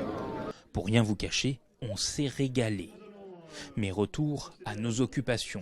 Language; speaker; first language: French; native; French